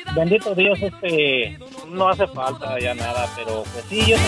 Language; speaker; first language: Spanish; native; Spanish